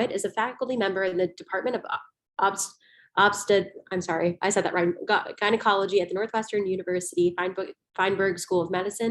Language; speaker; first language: English; native; English